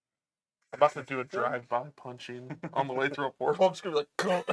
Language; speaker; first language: English; native; English